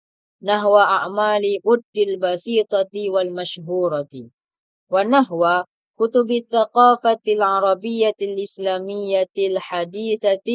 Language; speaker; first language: Arabic; non-native, learner; Indonesian